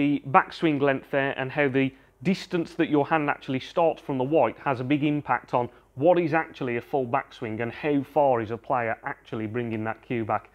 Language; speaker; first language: English; native; English